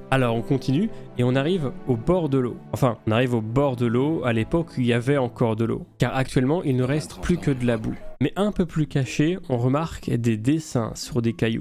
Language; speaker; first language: French; native; French